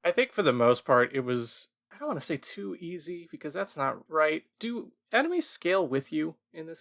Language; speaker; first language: English; native; English